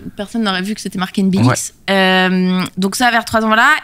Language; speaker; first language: French; native; French